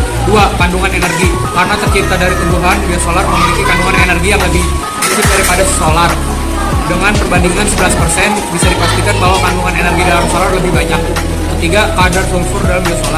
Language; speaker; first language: Indonesian; native; Indonesian